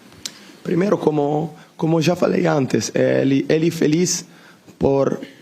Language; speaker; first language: Portuguese; non-native, learner; Italian